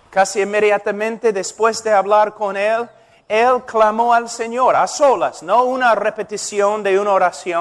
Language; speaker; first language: Spanish; non-native, fluent; English